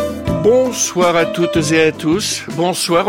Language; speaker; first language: French; native; French